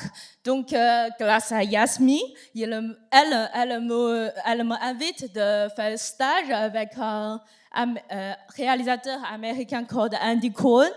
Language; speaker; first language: French; non-native, learner; Chinese